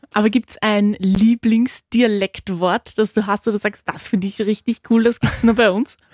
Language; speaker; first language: German; native; German